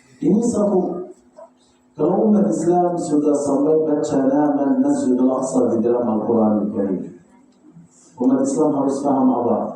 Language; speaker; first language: Malay; non-native, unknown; Arabic